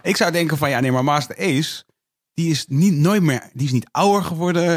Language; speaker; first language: Dutch; native; Dutch